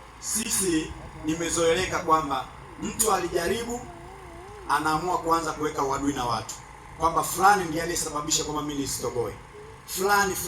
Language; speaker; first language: Swahili; non-native, local second language; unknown